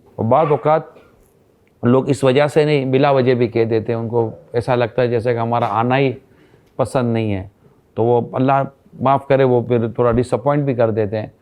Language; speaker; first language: Urdu; native; Urdu